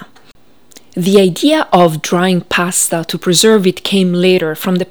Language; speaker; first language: English; non-native, fluent; Italian